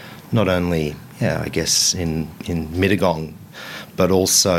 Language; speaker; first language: English; native; English